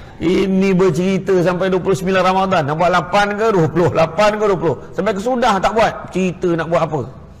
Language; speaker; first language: Malay; native; Malay